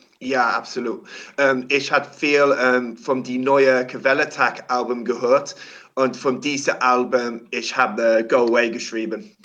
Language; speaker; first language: German; non-native, learner; English